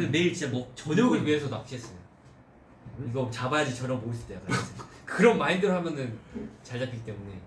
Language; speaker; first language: Korean; early bilingual, heritage; Korean